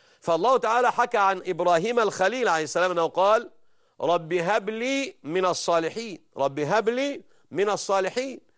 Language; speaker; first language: Arabic; native; Arabic